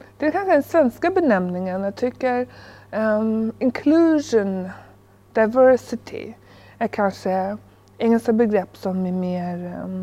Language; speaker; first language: Swedish; early bilingual, other home language; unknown